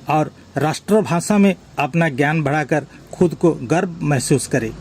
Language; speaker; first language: Hindi; non-native, local second language; Bangla